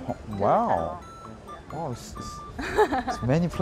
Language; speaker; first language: English; non-native, learner; Korean